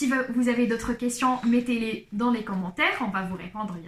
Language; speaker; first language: French; non-native, local second language; Arabic